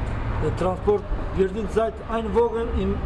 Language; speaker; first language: German; non-native, learner; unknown